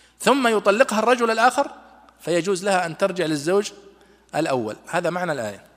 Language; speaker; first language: Arabic; native; Arabic